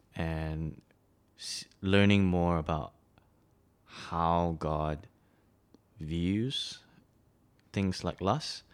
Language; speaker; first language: English; non-native, local second language; Chinese